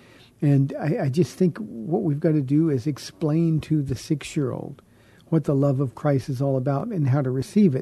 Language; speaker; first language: English; native; English